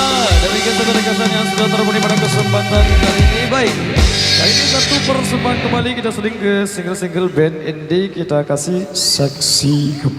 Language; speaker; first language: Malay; non-native, local second language; Sasak